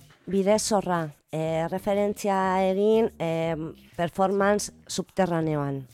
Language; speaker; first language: Basque; non-native, local second language; Spanish